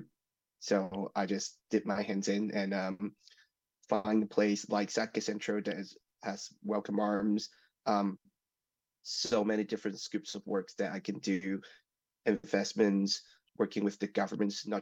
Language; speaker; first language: English; non-native, local second language; Cantonese